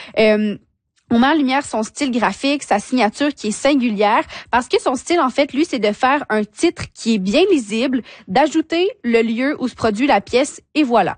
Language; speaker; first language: French; native; French